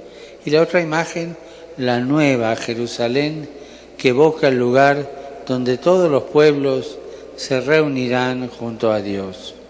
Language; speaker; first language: Spanish; native; Spanish